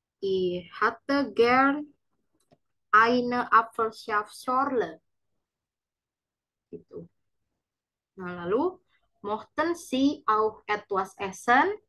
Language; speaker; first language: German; non-native, fluent; Indonesian